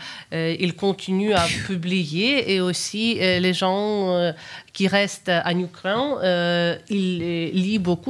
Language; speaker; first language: French; non-native, fluent; Ukrainian